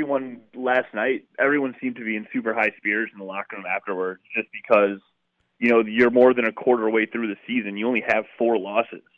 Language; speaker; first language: English; native; English